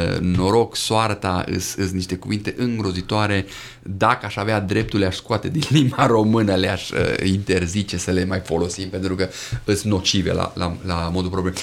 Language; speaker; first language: Romanian; native; Romanian